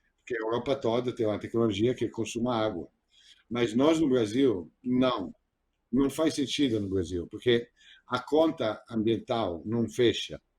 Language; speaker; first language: Portuguese; non-native, fluent; Italian